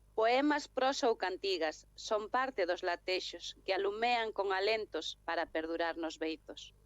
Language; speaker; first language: Galician; native; Galician